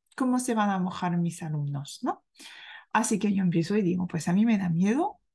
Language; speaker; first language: Spanish; non-native, fluent; French